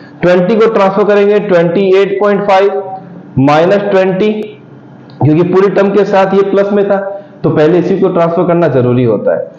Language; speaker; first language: Hindi; native; Hindi